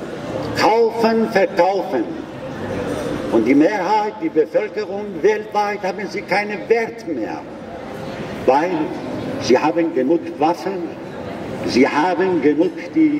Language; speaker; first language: German; non-native, learner; Persian